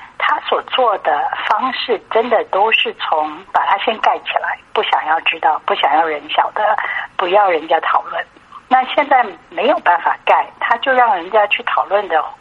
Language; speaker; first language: Chinese; native; Chinese